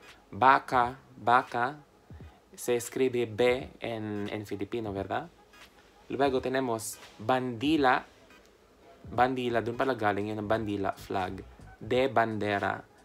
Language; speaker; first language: Spanish; non-native, fluent; Filipino